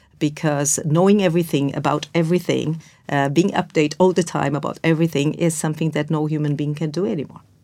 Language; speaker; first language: English; non-native, fluent; Portuguese